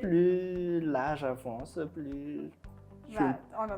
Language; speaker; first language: French; non-native, local second language; Malagasy